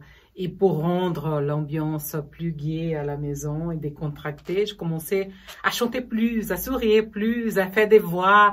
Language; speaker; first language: French; non-native, fluent; Portuguese